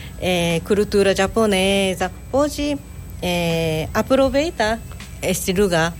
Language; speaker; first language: Portuguese; non-native, learner; Japanese